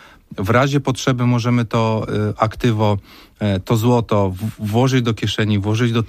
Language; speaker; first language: Polish; native; Polish